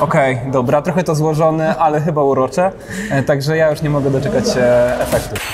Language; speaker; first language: Polish; native; Polish